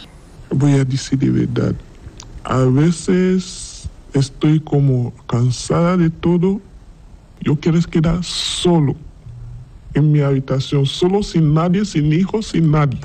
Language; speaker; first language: Spanish; non-native, learner; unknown